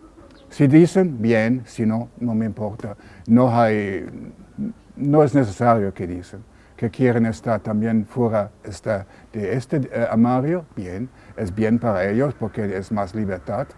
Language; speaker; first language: Spanish; non-native, learner; German